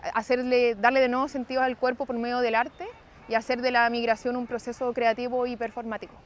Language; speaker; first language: Spanish; native; Spanish